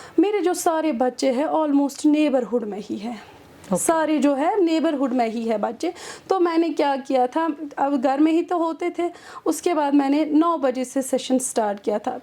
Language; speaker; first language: Urdu; non-native, local second language; Kashmiri